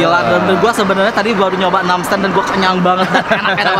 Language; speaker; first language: Indonesian; native; Indonesian